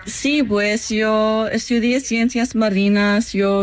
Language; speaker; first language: Spanish; non-native, learner; English